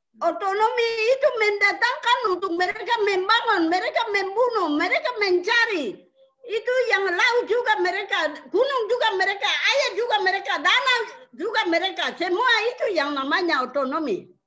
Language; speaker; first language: Indonesian; non-native, local second language; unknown